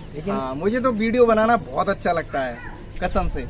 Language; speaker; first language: Hindi; native; Hindi